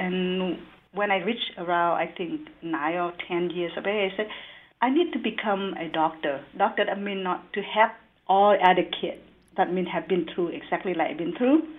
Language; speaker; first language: English; non-native, learner; Vietnamese